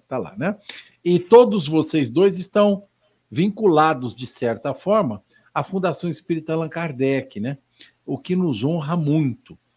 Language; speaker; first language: Portuguese; native; Portuguese